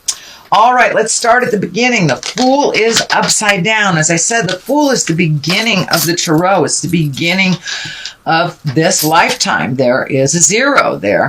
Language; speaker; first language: English; native; English